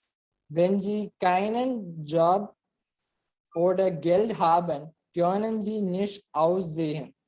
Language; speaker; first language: German; non-native, learner; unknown